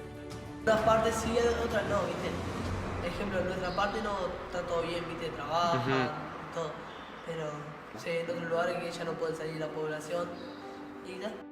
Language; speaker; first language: Spanish; early bilingual, other home language; Arabic